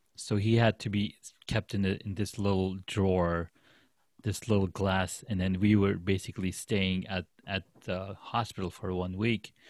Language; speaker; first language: English; non-native, fluent; Urdu